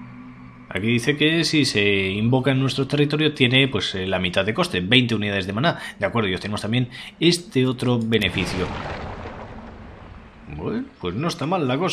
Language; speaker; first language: Spanish; native; Spanish